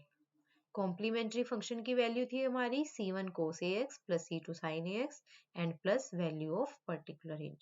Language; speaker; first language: Hindi; native; Hindi